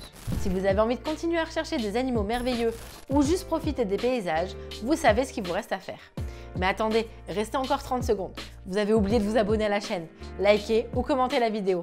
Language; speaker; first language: French; native; French